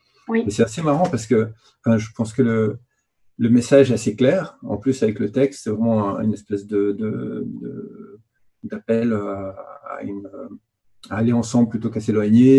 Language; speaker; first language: French; native; French